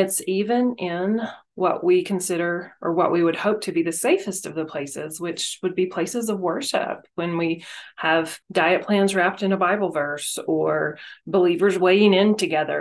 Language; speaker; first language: English; native; English